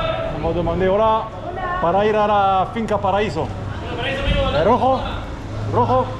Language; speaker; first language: Spanish; non-native, learner; French